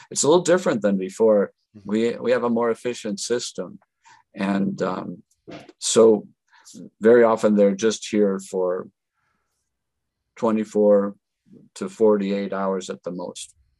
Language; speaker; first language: English; native; English